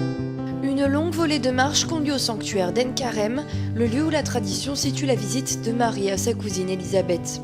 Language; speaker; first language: French; native; French